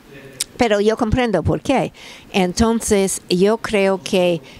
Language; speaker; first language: Spanish; non-native, fluent; English